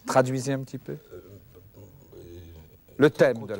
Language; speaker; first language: French; native; French